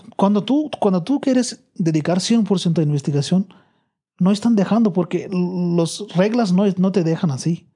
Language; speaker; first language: Spanish; non-native, learner; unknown